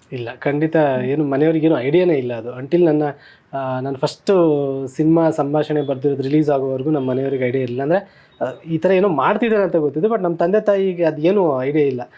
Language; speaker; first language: Kannada; native; Kannada